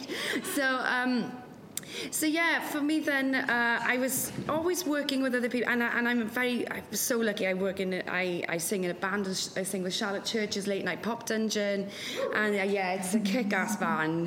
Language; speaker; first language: English; non-native, local second language; Welsh